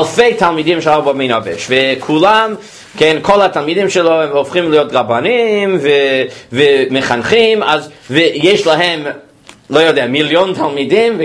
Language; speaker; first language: Hebrew; non-native, fluent; English